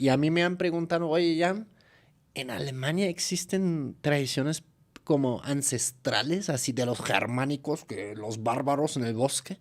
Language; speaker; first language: Spanish; non-native, fluent; German